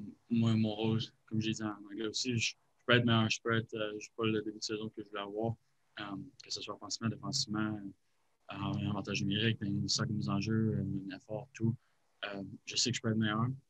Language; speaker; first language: French; native; French